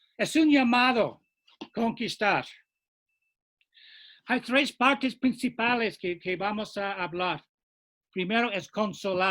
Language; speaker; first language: Spanish; non-native, fluent; English